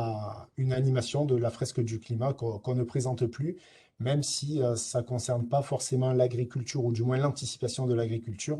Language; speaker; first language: French; native; French